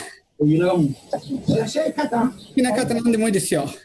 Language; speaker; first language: Japanese; non-native, fluent; Italian